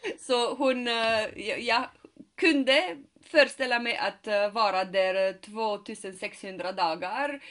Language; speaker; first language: Swedish; non-native, fluent; Romanian